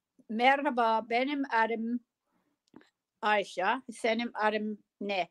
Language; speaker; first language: Turkish; non-native, learner; English